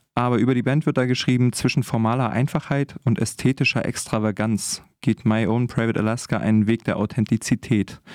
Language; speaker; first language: German; native; German